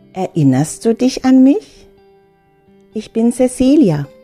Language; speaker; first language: German; early bilingual, other home language; Filipino